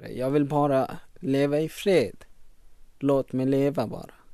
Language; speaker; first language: Swedish; non-native, learner; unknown